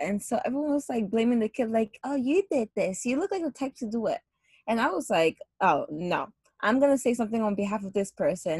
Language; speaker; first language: English; non-native, local second language; Hausa